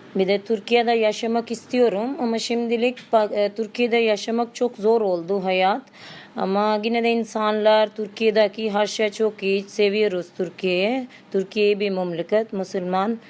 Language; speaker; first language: Turkish; non-native, learner; Urdu